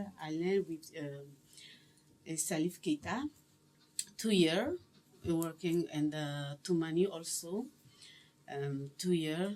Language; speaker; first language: English; non-native, learner; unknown